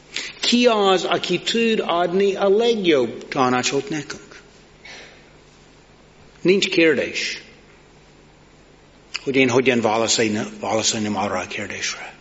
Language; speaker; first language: Hungarian; non-native, learner; English